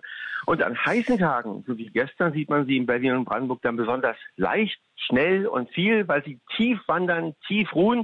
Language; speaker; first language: German; native; German